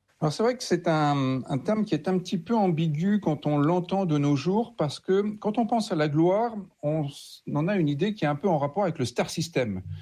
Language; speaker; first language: French; native; French